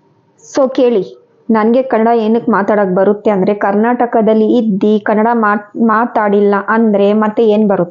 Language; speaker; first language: Kannada; non-native, local second language; Hindi